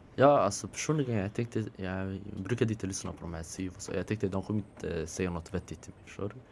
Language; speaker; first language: Swedish; native; Swedish